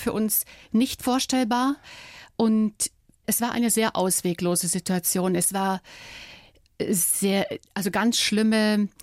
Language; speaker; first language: German; native; German